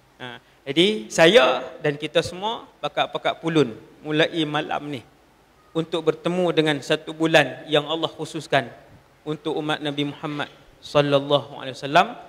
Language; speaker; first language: Malay; native; Malay